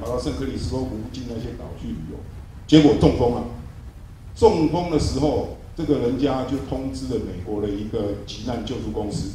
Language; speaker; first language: Chinese; native; Chinese